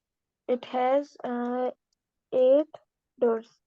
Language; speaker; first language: English; non-native, local second language; Urdu